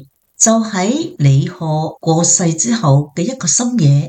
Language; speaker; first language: Chinese; native; Chinese